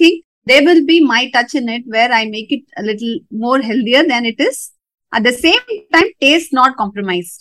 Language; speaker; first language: English; non-native, local second language; Tamil